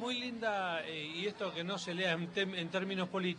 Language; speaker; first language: Spanish; native; Spanish